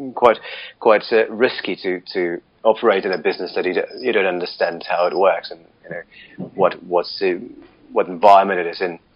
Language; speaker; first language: English; non-native, fluent; Russian